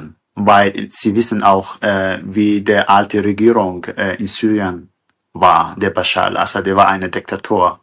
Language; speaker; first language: German; non-native, learner; Kurdish